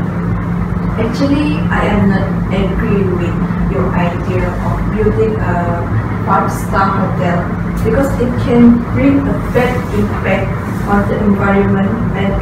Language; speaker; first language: English; non-native, local second language; Malay